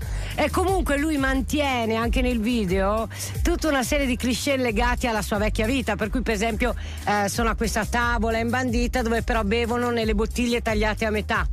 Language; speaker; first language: Italian; native; Italian